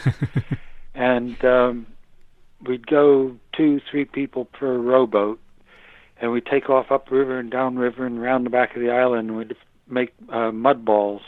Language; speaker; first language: English; native; English